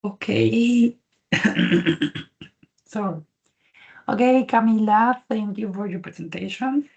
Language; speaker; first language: English; non-native, learner; Spanish